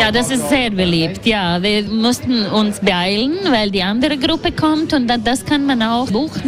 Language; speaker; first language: German; non-native, learner; Latvian